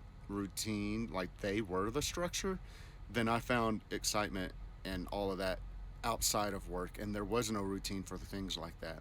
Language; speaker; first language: English; native; English